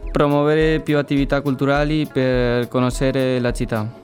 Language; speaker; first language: Italian; non-native, learner; Spanish